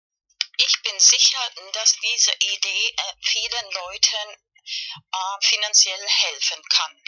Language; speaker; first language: German; non-native, fluent; Spanish